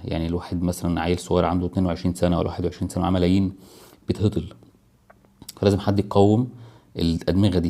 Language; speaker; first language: Arabic; native; Arabic